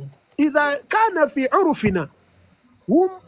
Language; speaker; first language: Arabic; non-native, fluent; Yoruba